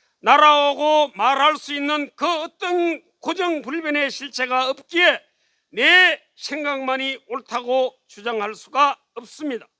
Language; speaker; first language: Korean; native; Korean